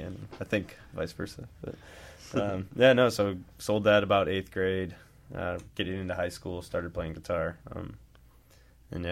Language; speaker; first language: English; native; English